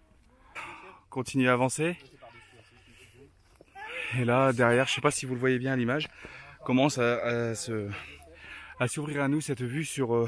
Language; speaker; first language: French; native; French